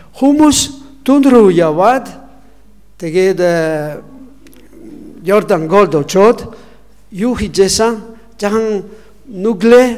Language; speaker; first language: Mongolian; non-native, learner; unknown